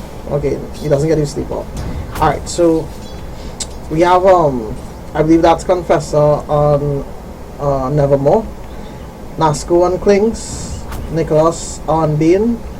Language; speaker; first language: English; native; English